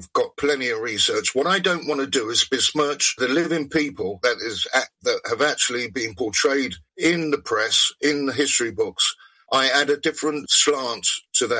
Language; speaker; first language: English; native; English